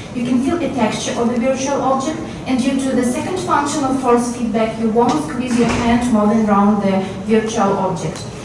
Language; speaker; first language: English; non-native, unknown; Russian